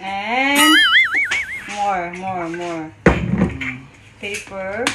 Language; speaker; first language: English; non-native, local second language; Filipino